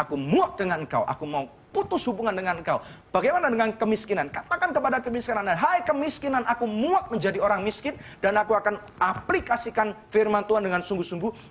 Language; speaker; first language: Indonesian; native; Indonesian